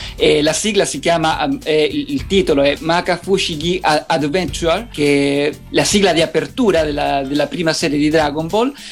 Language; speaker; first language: Italian; native; Italian